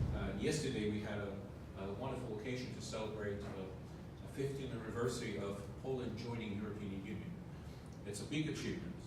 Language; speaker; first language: English; non-native, fluent; Polish